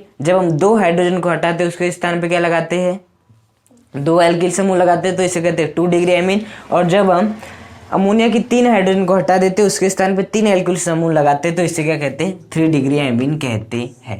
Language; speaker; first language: Hindi; native; Hindi